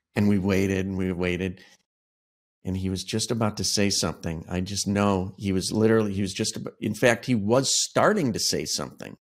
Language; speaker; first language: English; native; English